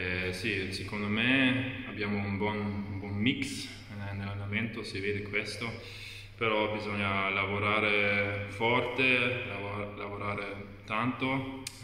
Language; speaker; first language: Italian; non-native, fluent; German